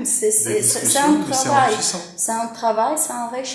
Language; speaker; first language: French; non-native, fluent; Ukrainian